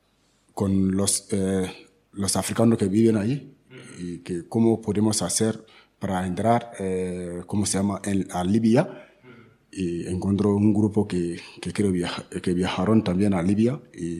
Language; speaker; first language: Spanish; non-native, learner; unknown